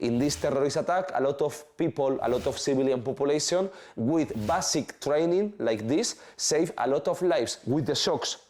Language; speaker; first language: English; non-native, learner; Spanish